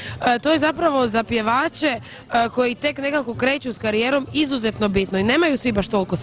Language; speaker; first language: Croatian; native; Croatian